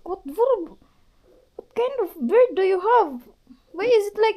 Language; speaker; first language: English; non-native, local second language; Filipino